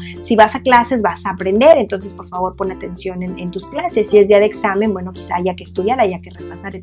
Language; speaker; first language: Spanish; native; Spanish